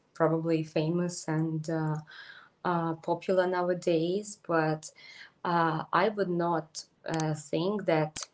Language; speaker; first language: English; non-native, fluent; Ukrainian